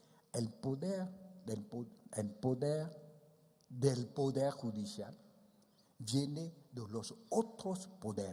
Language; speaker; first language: Spanish; non-native, fluent; Vietnamese